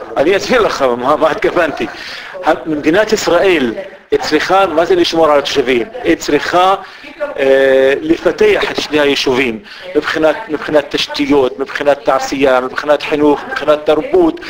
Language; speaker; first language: Hebrew; non-native, local second language; Arabic